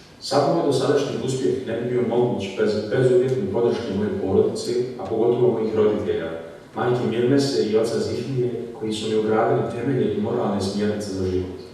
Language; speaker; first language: Bosnian; native; Bosnian